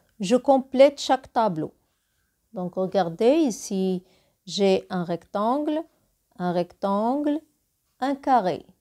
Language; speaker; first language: French; non-native, local second language; Arabic